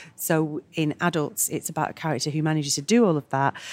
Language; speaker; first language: English; native; English